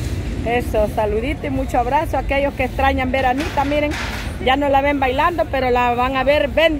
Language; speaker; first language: Spanish; native; Spanish